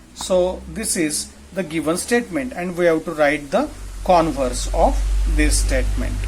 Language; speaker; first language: English; non-native, local second language; Marathi